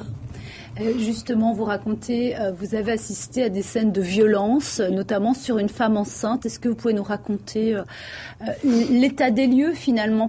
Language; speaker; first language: French; native; French